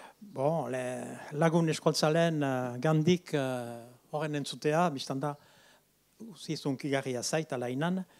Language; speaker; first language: Basque; native; Basque